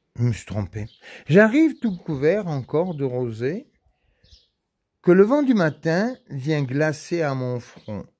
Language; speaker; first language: French; native; French